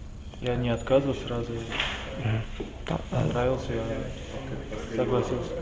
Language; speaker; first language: Russian; non-native, local second language; Uzbek